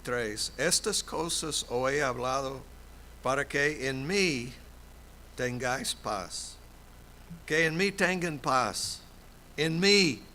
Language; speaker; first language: Spanish; non-native, fluent; English